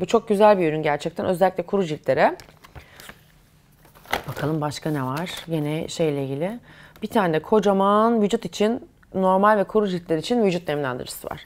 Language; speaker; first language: Turkish; native; Turkish